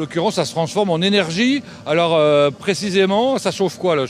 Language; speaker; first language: French; native; French